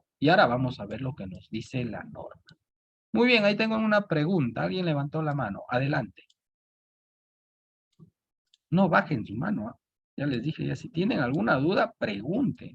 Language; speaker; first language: Spanish; native; Spanish